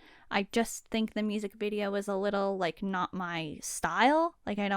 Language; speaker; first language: English; native; English